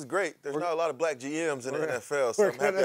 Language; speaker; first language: English; native; English